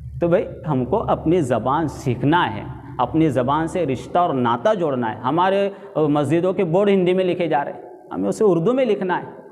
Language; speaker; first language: Urdu; native; Urdu